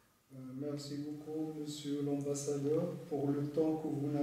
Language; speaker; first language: French; non-native, local second language; Arabic